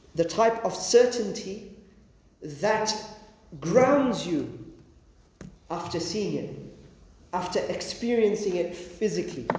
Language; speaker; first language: English; native; English